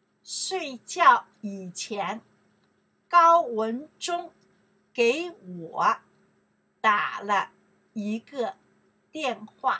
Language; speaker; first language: Chinese; non-native, learner; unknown